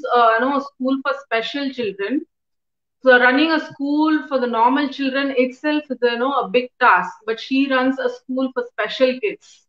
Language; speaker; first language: English; non-native, local second language; Tamil